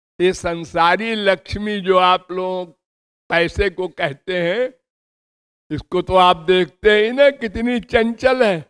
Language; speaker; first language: Hindi; native; Hindi